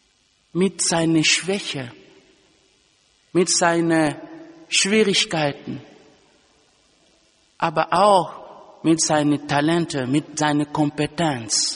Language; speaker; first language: German; non-native, fluent; Lingala